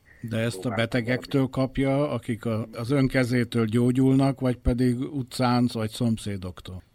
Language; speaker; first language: Hungarian; native; Hungarian